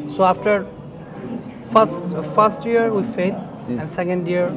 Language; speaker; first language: English; non-native, local second language; Bangla